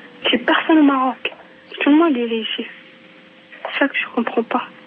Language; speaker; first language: French; non-native, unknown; Arabic